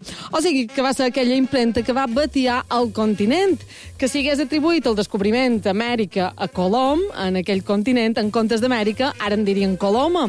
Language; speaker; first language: Catalan; native; Catalan